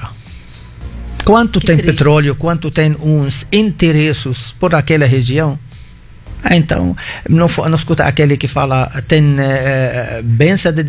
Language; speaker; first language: Portuguese; non-native, fluent; Arabic